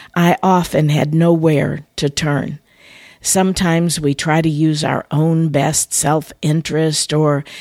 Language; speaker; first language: English; native; English